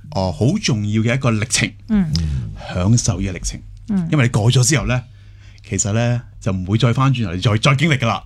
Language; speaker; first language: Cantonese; native; Cantonese